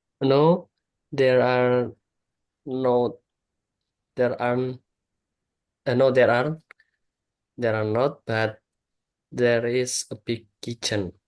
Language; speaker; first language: English; non-native, learner; Indonesian